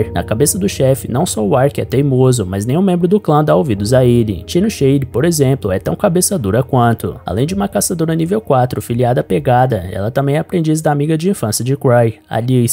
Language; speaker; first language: Portuguese; native; Portuguese